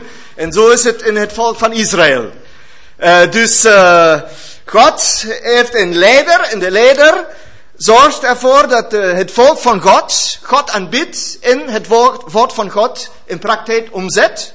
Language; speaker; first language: Dutch; non-native, learner; German